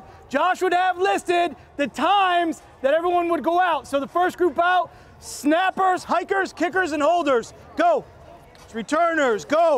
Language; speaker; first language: English; native; English